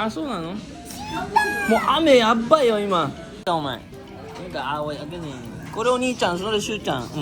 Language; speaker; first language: Japanese; non-native, fluent; Filipino